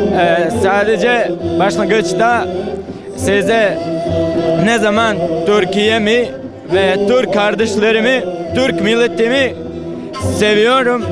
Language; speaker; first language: Turkish; non-native, learner; Bosnian